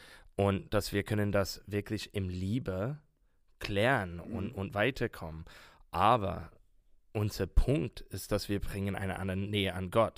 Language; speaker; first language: German; non-native, learner; English